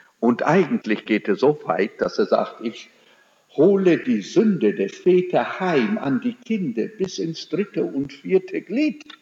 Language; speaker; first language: German; early bilingual, heritage; German